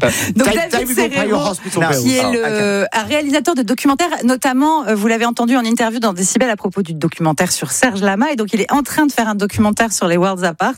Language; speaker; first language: French; native; French